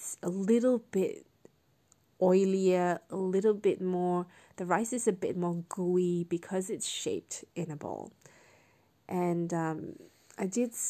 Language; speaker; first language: English; non-native, local second language; Cantonese